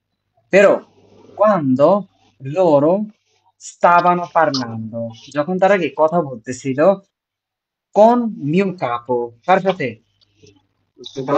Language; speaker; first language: Italian; non-native, fluent; Bangla